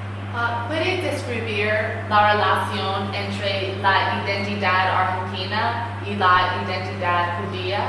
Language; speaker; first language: Spanish; non-native, learner; English